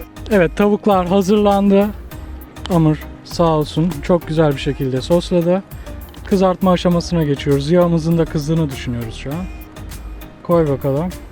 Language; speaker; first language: Turkish; native; Turkish